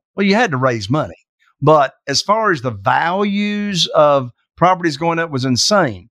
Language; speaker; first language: English; native; English